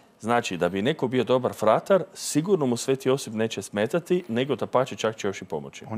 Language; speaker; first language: Croatian; native; Croatian